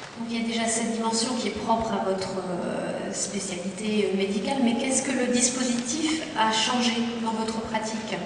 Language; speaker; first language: French; native; French